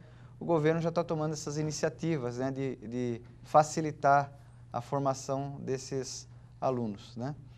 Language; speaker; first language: Portuguese; native; Portuguese